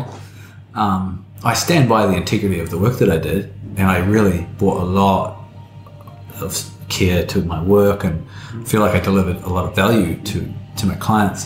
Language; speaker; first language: English; native; English